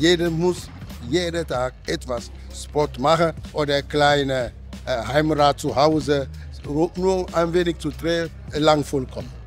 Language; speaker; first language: German; non-native, fluent; Ewe